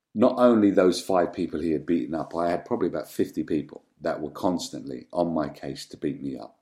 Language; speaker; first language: English; native; English